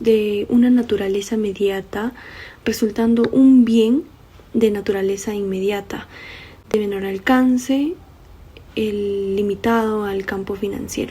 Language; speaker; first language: Spanish; native; Spanish